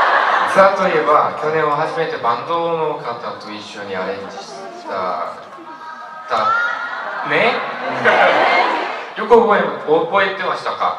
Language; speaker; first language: Japanese; non-native, fluent; Korean